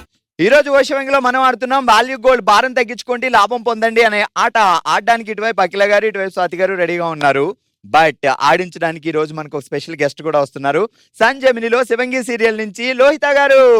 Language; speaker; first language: Telugu; native; Telugu